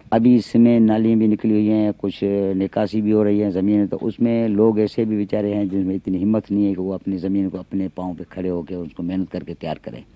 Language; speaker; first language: Urdu; non-native, local second language; Sindhi